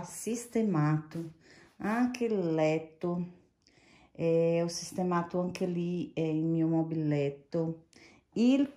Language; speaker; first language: Italian; non-native, fluent; Portuguese